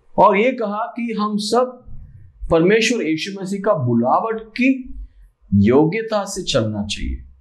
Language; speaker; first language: Hindi; non-native, local second language; Malayalam